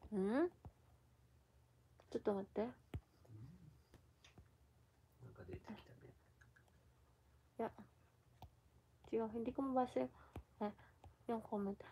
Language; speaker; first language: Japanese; non-native, learner; Filipino